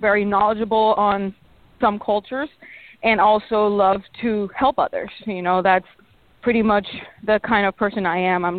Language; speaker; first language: English; non-native, fluent; Spanish